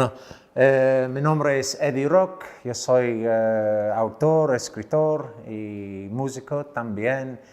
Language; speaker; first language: Spanish; non-native, learner; English